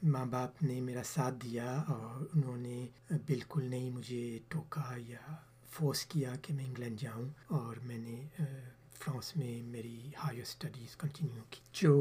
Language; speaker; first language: Urdu; early bilingual, heritage; Urdu